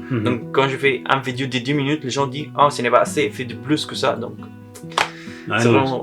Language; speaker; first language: French; non-native, learner; Arabic